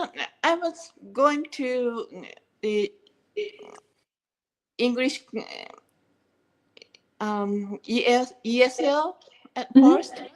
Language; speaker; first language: English; non-native, learner; Japanese